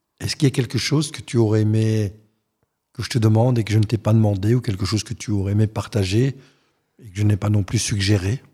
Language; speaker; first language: French; native; French